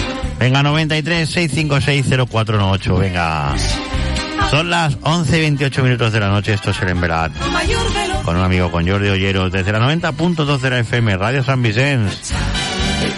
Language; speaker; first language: Spanish; native; Spanish